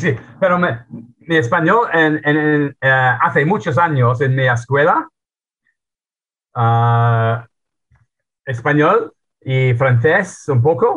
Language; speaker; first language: Spanish; non-native, learner; English